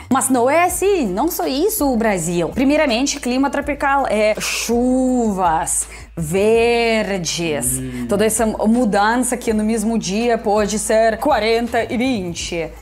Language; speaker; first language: Portuguese; non-native, fluent; Russian